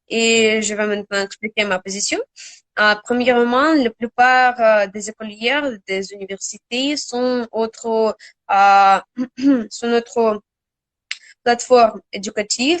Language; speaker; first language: French; non-native, learner; Russian